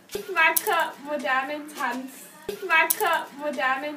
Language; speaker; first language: German; non-native, learner; Danish